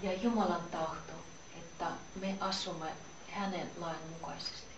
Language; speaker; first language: Finnish; non-native, learner; Russian